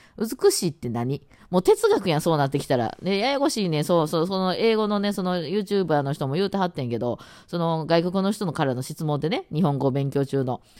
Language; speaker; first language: Japanese; native; Japanese